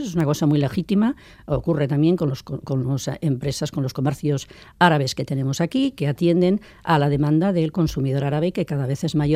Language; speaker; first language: Spanish; native; Spanish